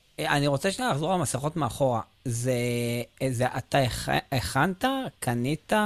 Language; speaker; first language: Hebrew; native; Hebrew